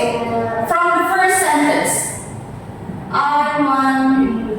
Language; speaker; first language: English; non-native, fluent; Indonesian